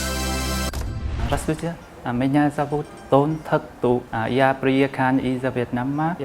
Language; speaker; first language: Russian; non-native, fluent; Vietnamese